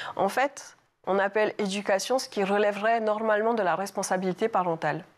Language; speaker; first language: French; native; French